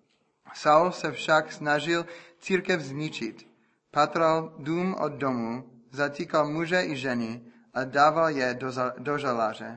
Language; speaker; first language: Czech; non-native, fluent; English